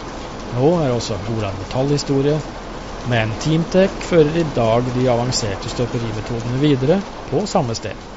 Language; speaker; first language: Norwegian; native; Norwegian